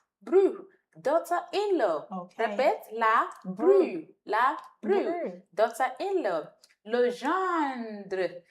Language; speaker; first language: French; non-native, fluent; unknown